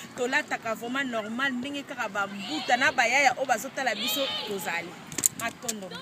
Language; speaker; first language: Lingala; non-native, local second language; Kongo